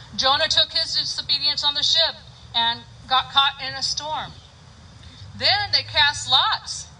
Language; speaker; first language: English; native; English